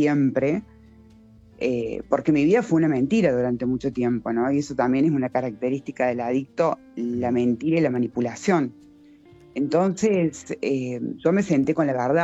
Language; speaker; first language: Spanish; native; Spanish